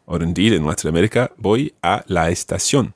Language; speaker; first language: Spanish; non-native, fluent; English